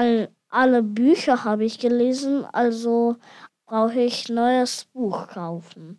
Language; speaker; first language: German; non-native, learner; Ukrainian